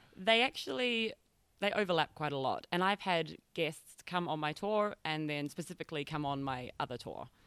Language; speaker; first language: English; native; English